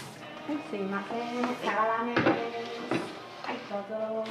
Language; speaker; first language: Japanese; non-native, fluent; Chinese